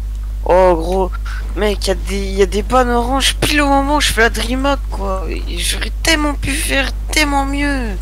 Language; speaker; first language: French; native; French